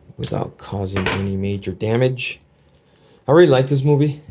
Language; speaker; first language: English; native; English